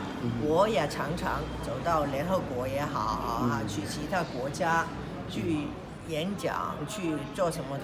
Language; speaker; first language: Chinese; non-native, local second language; Cantonese